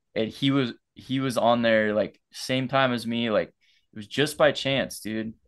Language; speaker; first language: English; native; English